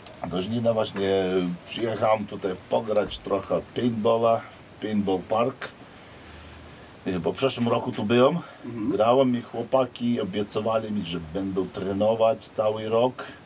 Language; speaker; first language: Polish; non-native, fluent; Lithuanian